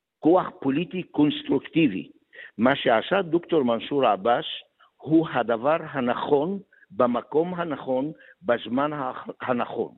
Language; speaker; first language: Hebrew; non-native, local second language; Arabic